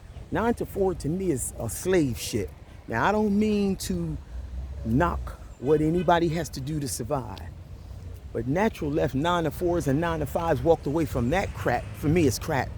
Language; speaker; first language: English; native; English